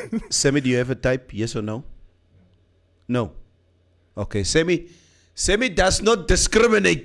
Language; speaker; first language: English; non-native, local second language; Afrikaans